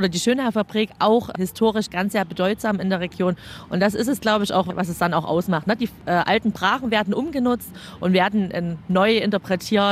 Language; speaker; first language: German; native; German